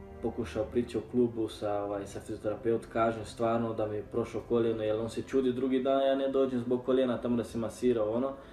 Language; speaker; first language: Croatian; non-native, learner; Portuguese